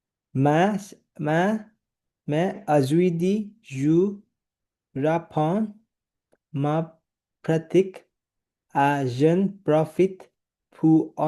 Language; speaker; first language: French; non-native, learner; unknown